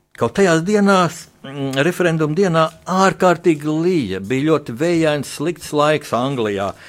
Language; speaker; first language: Latvian; native; Latvian